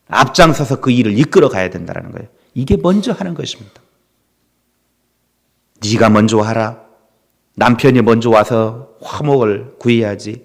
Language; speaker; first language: Korean; native; Korean